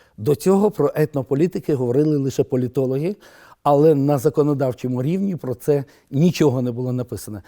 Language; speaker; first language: Ukrainian; non-native, local second language; Romanian